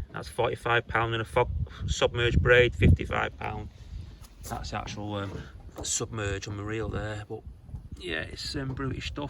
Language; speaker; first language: English; native; English